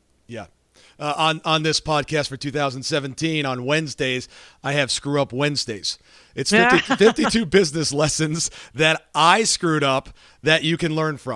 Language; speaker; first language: English; native; English